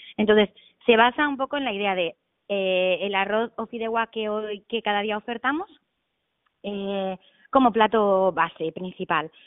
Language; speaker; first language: Spanish; native; Spanish